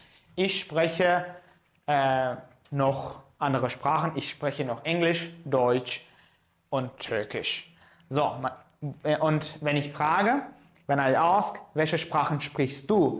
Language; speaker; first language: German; non-native, fluent; Azerbaijani